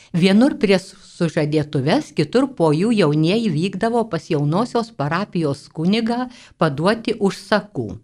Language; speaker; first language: Lithuanian; native; Lithuanian